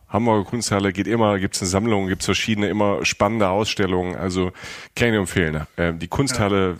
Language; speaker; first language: German; native; German